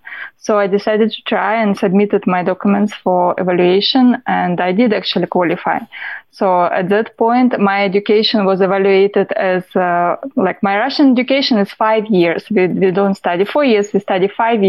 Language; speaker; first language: English; non-native, fluent; Russian